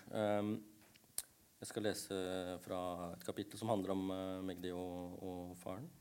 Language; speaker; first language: Norwegian; early bilingual, other home language; Tamil